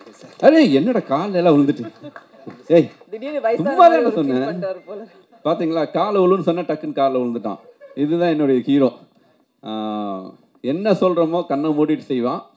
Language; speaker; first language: Tamil; native; Tamil